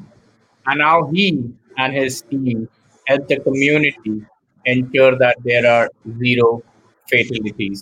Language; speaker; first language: English; non-native, local second language; Hindi